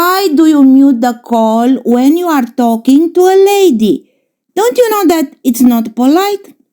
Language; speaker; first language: English; non-native, fluent; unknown